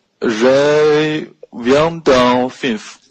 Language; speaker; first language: French; non-native, learner; Chinese